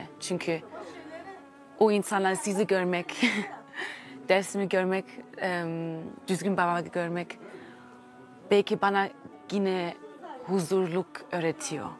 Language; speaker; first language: Turkish; early bilingual, heritage; German